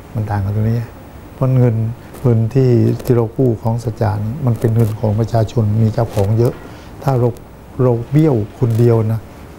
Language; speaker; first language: Thai; native; Thai